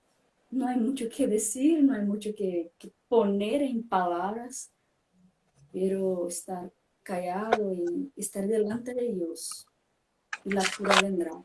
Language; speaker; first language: Spanish; non-native, fluent; Portuguese